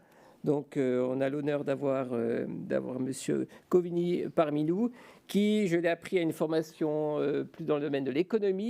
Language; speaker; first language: French; native; French